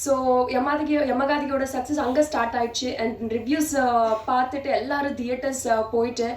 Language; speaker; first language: Tamil; non-native, learner; Telugu